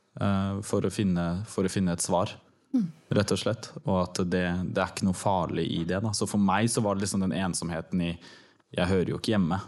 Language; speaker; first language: Norwegian; early bilingual, other home language; Turkish